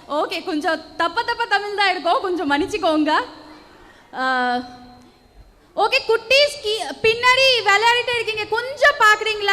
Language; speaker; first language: Tamil; non-native, local second language; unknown